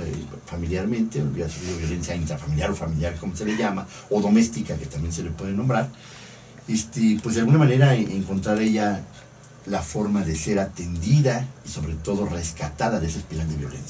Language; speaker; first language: Spanish; native; Spanish